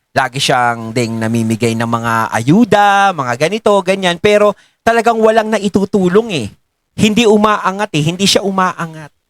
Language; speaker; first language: Filipino; native; Filipino